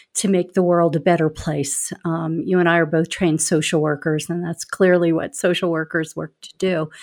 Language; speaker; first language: English; native; English